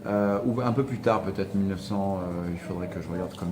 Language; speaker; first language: French; native; French